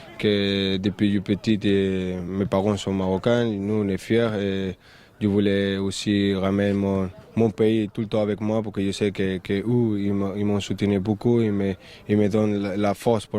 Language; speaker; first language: French; early bilingual, heritage; French